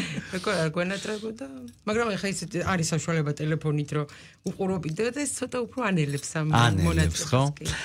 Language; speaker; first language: Georgian; native; Georgian